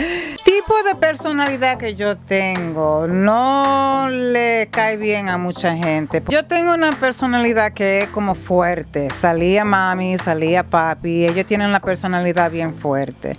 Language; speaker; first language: Spanish; early bilingual, heritage; Spanish